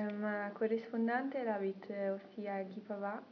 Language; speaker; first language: French; non-native, learner; Italian